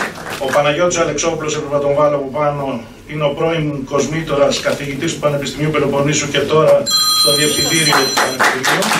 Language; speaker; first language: Greek; native; Greek